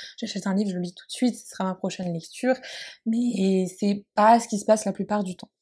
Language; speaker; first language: French; native; French